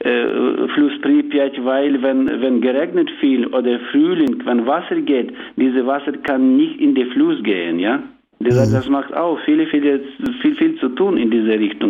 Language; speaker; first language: German; non-native, learner; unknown